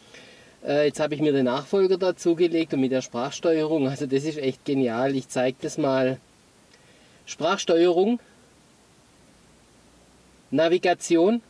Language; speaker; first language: German; native; German